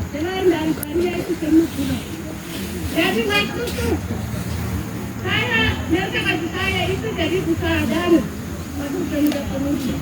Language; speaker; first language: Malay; non-native, local second language; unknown